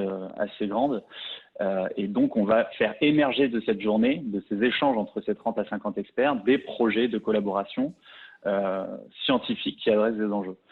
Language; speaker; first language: French; native; French